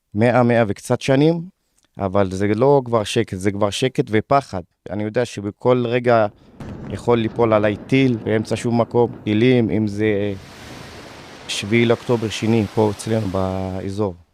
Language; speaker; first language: Hebrew; non-native, local second language; Arabic